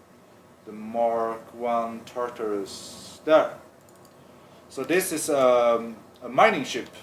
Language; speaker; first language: English; non-native, fluent; Swedish